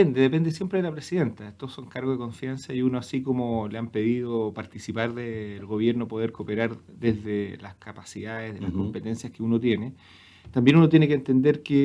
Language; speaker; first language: Spanish; native; Spanish